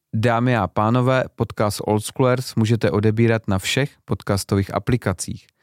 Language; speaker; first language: Czech; native; Czech